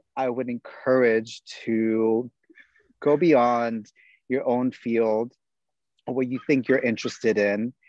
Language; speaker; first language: English; native; English